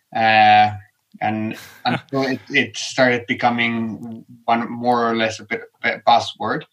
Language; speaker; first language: English; non-native, fluent; Finnish